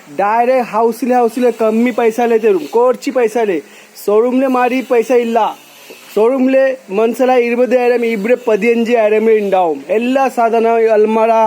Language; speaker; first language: Malayalam; non-native, learner; Bangla